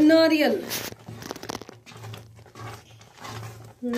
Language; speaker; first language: Hindi; native; Hindi